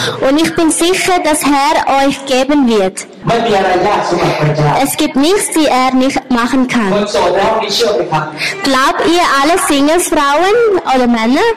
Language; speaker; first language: German; non-native, learner; Thai